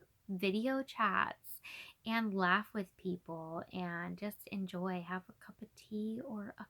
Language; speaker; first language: English; native; English